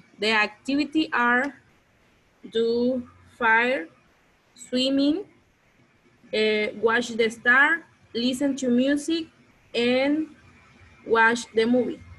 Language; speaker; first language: English; non-native, learner; Spanish